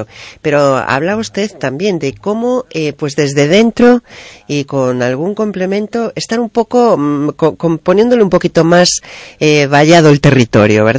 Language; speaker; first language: Spanish; native; Spanish